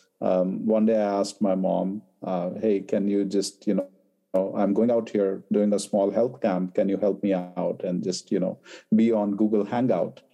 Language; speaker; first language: English; non-native, local second language; Hindi